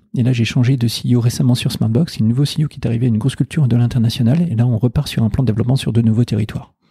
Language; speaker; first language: French; native; French